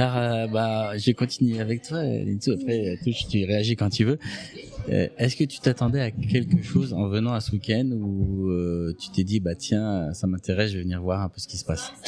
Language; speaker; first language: French; native; French